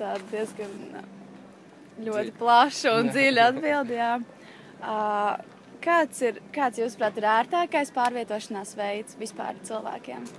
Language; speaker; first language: Latvian; native; Latvian